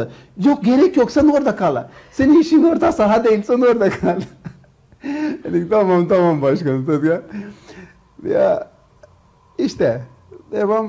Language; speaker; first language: Turkish; non-native, learner; Portuguese